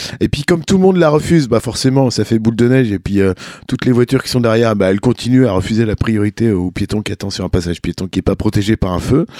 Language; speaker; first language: French; native; French